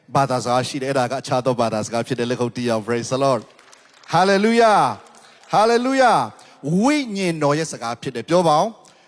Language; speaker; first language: Burmese; non-native, local second language; Tedim Chin